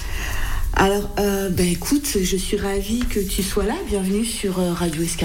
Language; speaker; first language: French; native; French